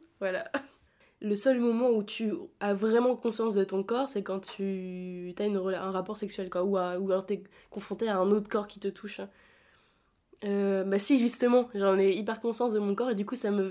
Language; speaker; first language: French; native; French